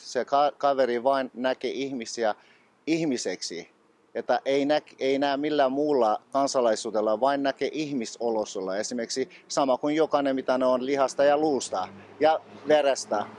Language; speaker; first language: Finnish; non-native, fluent; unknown